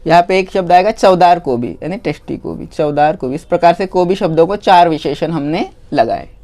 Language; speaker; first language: Hindi; non-native, local second language; Marathi